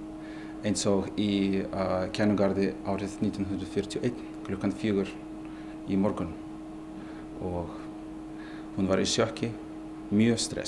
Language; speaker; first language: Icelandic; non-native, learner; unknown